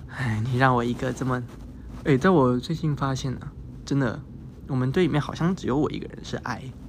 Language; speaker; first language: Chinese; early bilingual, heritage; Chinese